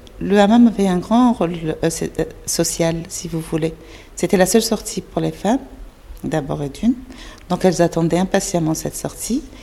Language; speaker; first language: French; non-native, local second language; Arabic